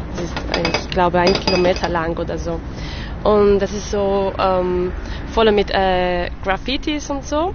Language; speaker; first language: German; non-native, learner; French